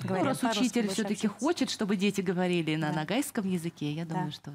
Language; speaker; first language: Russian; native; Russian